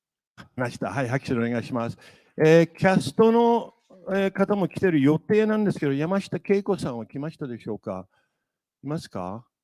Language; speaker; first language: Japanese; native; Japanese